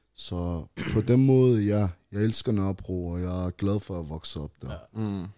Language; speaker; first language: Danish; early bilingual, other home language; Arabic